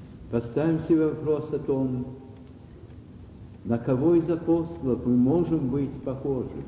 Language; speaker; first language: Russian; native; Russian